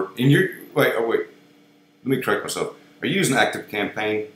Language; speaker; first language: English; native; English